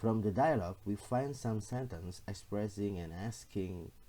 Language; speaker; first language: English; non-native, fluent; Indonesian